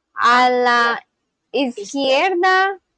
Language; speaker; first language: Spanish; non-native, learner; English